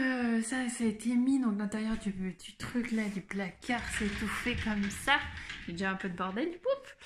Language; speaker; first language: French; native; French